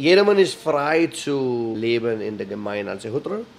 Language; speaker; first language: German; early bilingual, heritage; English